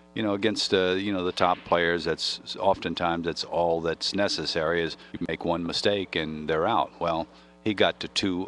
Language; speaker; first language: English; native; English